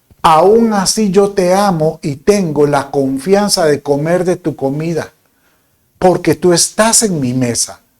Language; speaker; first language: Spanish; native; Spanish